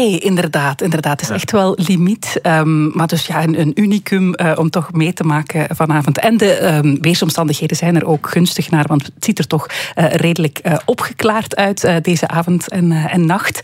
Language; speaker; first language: Dutch; native; Dutch